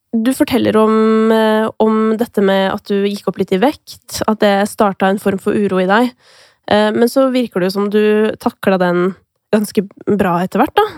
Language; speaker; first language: Norwegian; native; Norwegian